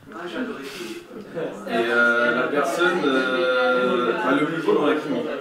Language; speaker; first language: French; native; French